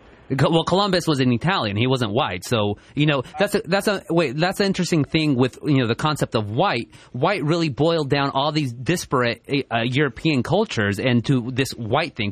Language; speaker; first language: English; early bilingual, other home language; Spanish